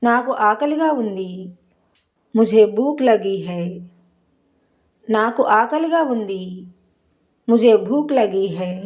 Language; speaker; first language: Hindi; non-native, local second language; Telugu